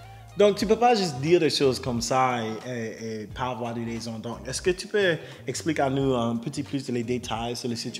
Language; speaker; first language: French; non-native, local second language; English